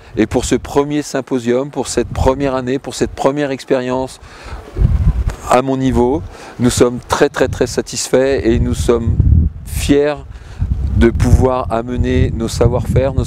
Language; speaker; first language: French; native; French